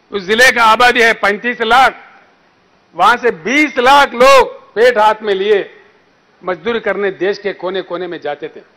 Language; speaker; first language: Hindi; non-native, local second language; Telugu